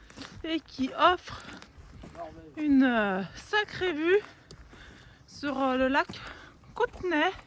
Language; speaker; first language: French; native; French